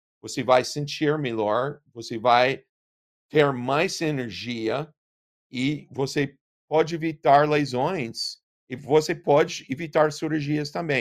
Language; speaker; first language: Portuguese; non-native, learner; English